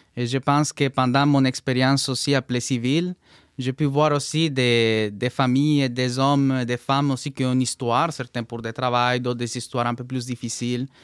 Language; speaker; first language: French; non-native, fluent; Spanish